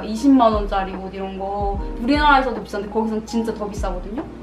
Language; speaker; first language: Korean; native; Korean